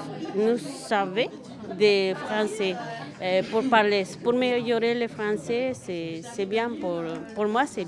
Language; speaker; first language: French; non-native, learner; Spanish